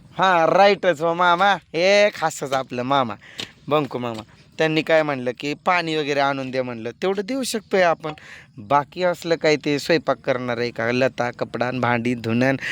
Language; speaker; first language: Marathi; non-native, local second language; Lambadi